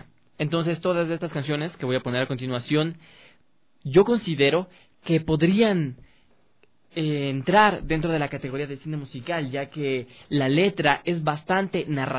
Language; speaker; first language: Spanish; native; Spanish